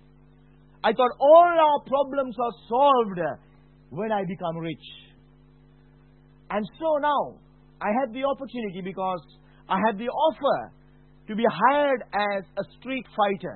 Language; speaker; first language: English; non-native, local second language; Sinhala